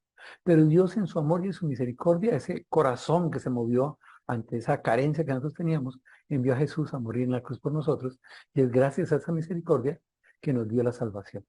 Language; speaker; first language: Spanish; native; Spanish